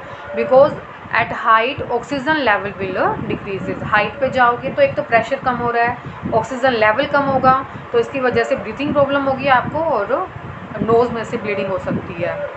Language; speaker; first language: Hindi; native; Hindi